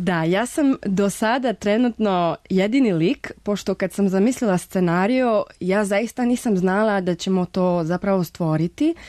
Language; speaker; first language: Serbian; non-native, fluent; Spanish